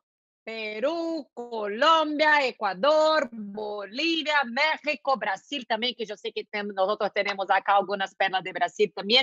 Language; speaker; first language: Spanish; non-native, learner; Portuguese